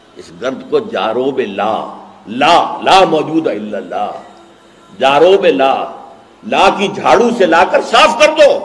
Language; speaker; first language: Urdu; native; Urdu